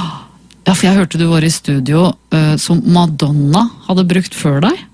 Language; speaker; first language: Norwegian; native; Norwegian